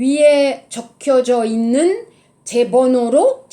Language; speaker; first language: Korean; non-native, learner; French